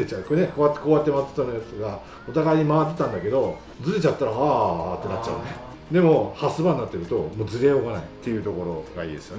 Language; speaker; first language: Japanese; native; Japanese